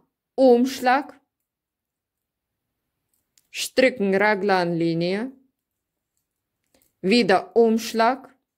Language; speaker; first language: German; non-native, learner; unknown